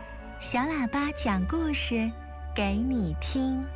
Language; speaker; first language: Chinese; native; Chinese